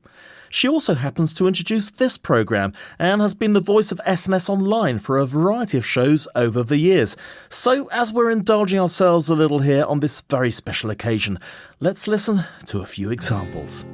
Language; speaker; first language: English; native; English